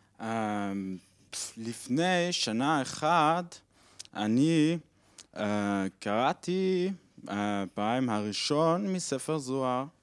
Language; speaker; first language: Hebrew; non-native, learner; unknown